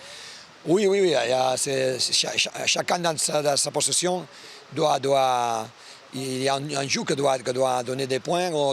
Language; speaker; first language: French; non-native, learner; Spanish